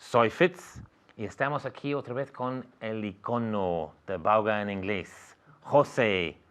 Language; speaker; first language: Spanish; non-native, fluent; English